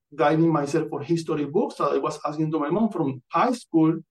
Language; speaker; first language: English; non-native, fluent; Spanish